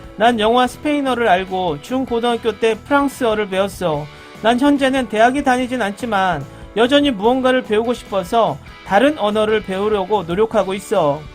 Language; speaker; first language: Korean; native; Korean